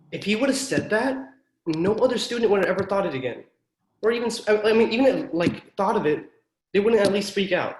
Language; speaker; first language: English; native; English